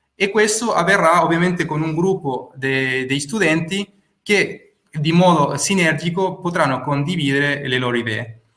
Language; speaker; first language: Italian; non-native, fluent; Spanish